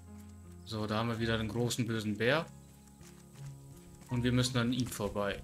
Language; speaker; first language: German; native; German